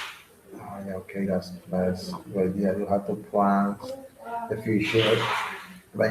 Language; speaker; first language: English; non-native, learner; Spanish